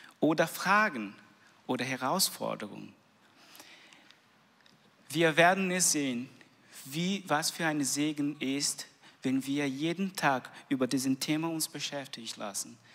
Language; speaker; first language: German; non-native, learner; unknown